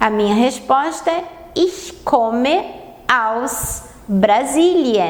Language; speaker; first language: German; non-native, fluent; Portuguese